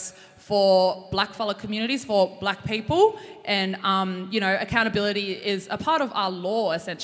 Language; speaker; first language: English; native; English